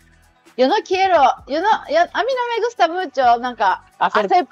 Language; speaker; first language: Spanish; non-native, learner; Japanese